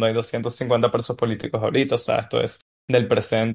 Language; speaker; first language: Spanish; native; Spanish